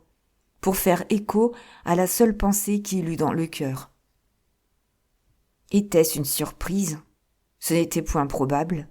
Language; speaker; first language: French; native; French